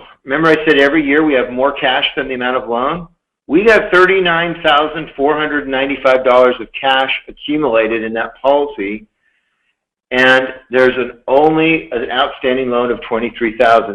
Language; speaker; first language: English; native; English